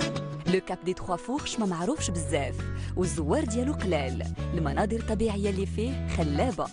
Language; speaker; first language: Arabic; native; Arabic